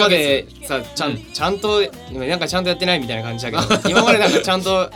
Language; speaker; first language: Japanese; native; Japanese